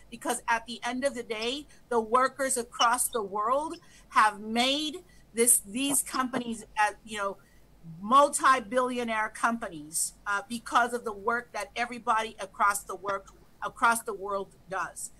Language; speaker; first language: English; early bilingual, other home language; Spanish